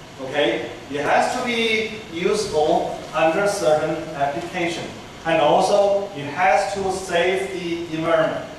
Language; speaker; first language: English; non-native, fluent; Chinese